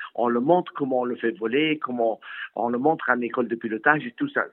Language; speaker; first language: French; non-native, fluent; Persian